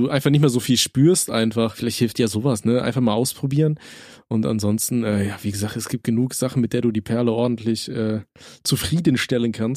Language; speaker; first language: German; native; German